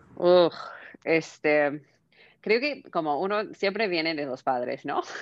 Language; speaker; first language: Spanish; non-native, fluent; English